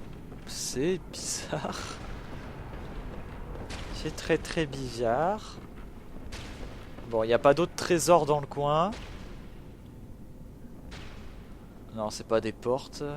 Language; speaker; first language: French; native; French